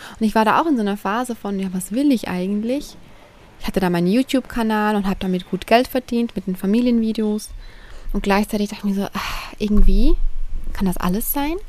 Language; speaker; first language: German; native; German